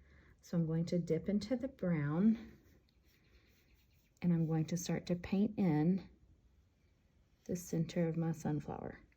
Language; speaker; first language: English; native; English